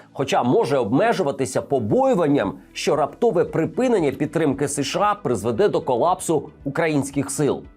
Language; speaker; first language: Ukrainian; native; Ukrainian